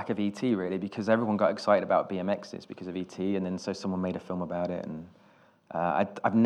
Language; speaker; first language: English; native; English